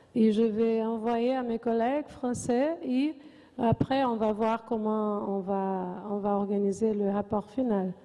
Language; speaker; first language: French; non-native, fluent; Portuguese